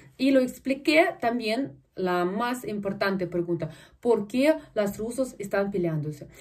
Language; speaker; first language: Spanish; non-native, fluent; Russian